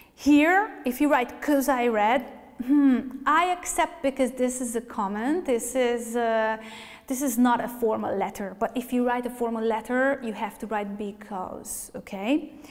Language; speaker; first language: English; non-native, fluent; Hungarian